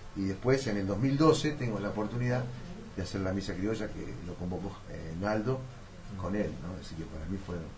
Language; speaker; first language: Spanish; native; Spanish